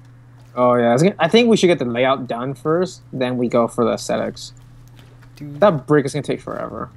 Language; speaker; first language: English; native; English